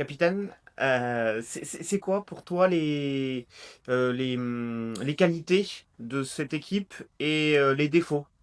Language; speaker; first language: French; native; French